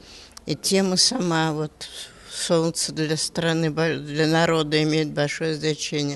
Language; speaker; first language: Russian; native; Russian